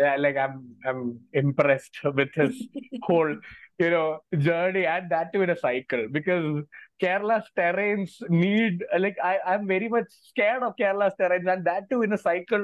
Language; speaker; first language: English; non-native, local second language; Malayalam